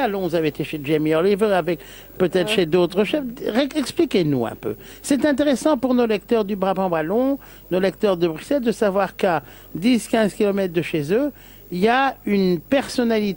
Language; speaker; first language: French; native; French